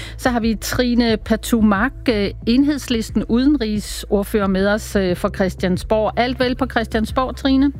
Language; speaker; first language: Danish; native; Danish